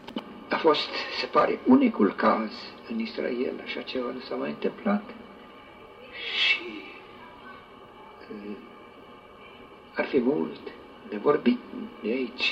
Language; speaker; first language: Romanian; native; Romanian